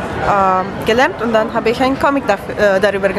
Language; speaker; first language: German; non-native, learner; Romanian